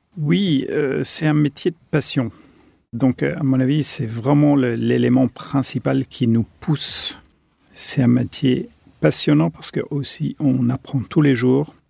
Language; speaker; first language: French; non-native, fluent; German